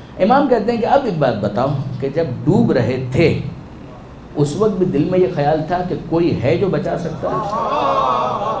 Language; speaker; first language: Urdu; non-native, local second language; Gujarati